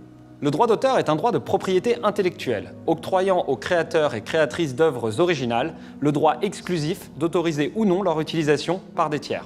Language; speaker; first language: French; native; French